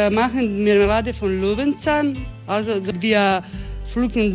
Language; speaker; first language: German; non-native, learner; Croatian